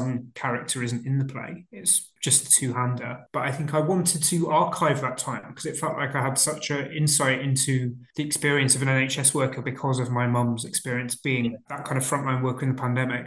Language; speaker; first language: English; native; English